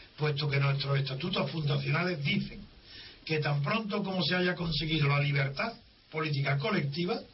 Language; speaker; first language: Spanish; native; Spanish